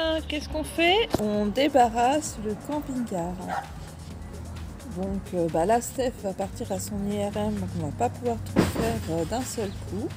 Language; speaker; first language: French; native; French